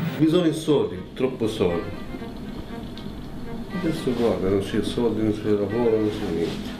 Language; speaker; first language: Italian; non-native, learner; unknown